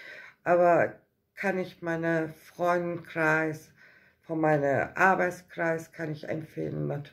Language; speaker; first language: German; non-native, learner; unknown